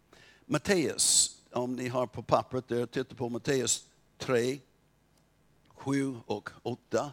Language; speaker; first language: Swedish; non-native, fluent; English